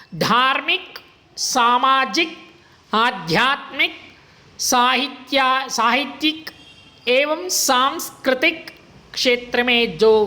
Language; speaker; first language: Hindi; non-native, local second language; Kannada